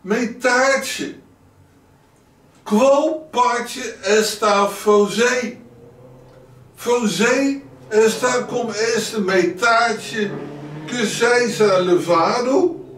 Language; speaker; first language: Portuguese; non-native, learner; Dutch